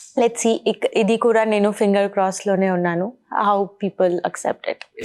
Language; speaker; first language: Telugu; non-native, learner; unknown